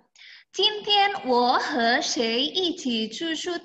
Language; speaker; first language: Chinese; non-native, fluent; Indonesian